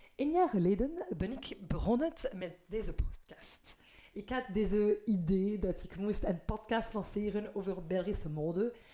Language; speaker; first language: Dutch; non-native, fluent; French